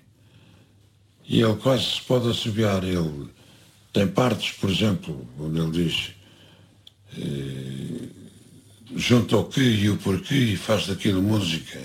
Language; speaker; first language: Portuguese; native; Portuguese